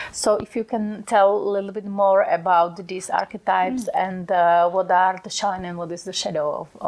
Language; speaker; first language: English; non-native, fluent; Slovak